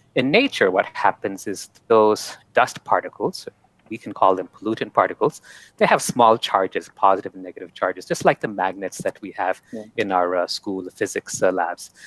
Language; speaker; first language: English; native; English